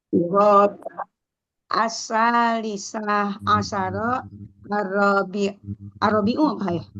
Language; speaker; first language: Arabic; non-native, learner; Indonesian